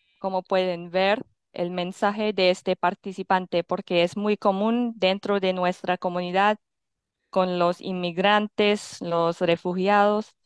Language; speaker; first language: Spanish; non-native, fluent; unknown